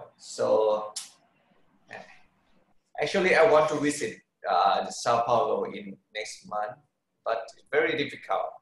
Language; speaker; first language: English; non-native, learner; Thai